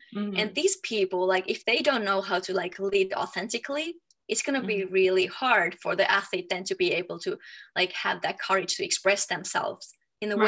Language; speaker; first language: English; non-native, fluent; Finnish